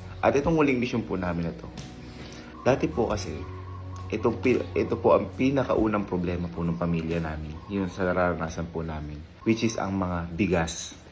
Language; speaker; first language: Filipino; native; Filipino